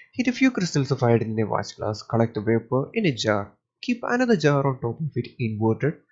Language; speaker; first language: English; non-native, local second language; Malayalam